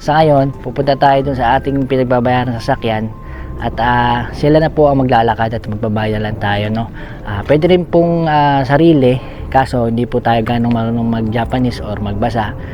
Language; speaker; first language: Filipino; native; Filipino